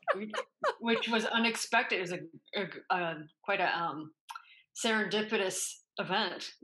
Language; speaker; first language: English; native; English